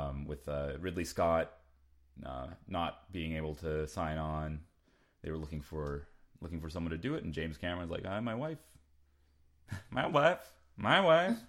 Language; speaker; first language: English; native; English